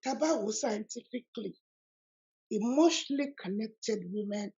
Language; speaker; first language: English; non-native, local second language; Yoruba